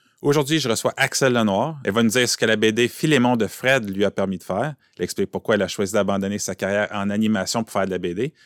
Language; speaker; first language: French; native; French